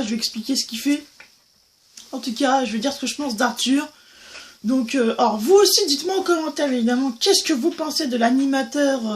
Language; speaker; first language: French; native; French